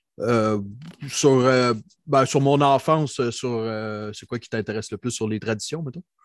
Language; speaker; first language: French; native; French